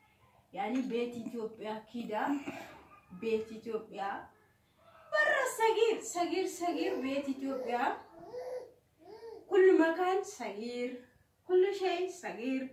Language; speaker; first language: Arabic; non-native, learner; Oromo